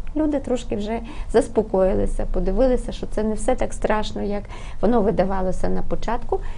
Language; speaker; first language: Ukrainian; native; Ukrainian